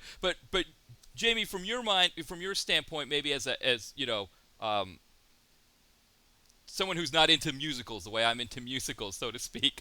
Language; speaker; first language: English; native; English